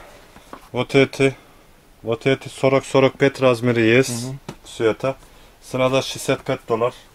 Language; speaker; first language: Russian; non-native, learner; Turkish